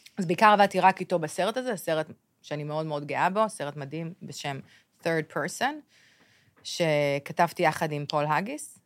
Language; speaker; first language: Hebrew; native; Hebrew